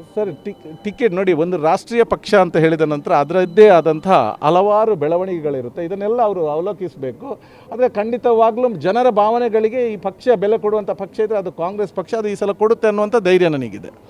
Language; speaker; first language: Kannada; non-native, local second language; Tulu